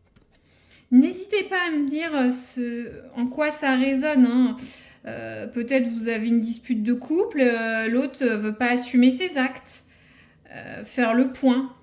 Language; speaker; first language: French; native; French